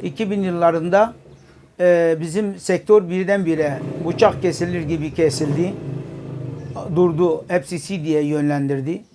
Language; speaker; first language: Turkish; non-native, local second language; Kurdish